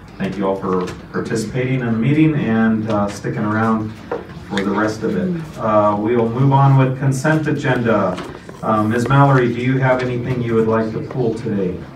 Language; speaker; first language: English; native; English